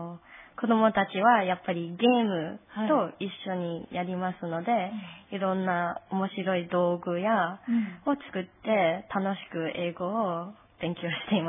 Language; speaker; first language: Japanese; non-native, fluent; English